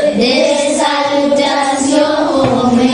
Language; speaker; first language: French; non-native, learner; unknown